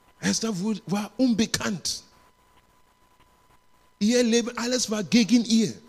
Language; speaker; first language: German; non-native, learner; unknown